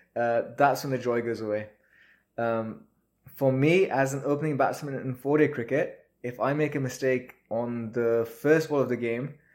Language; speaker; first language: English; non-native, local second language; Urdu